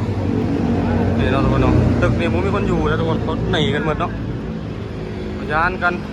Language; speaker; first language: Thai; non-native, learner; Lao